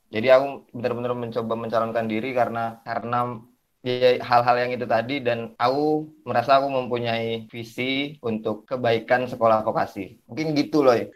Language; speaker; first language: Indonesian; native; Indonesian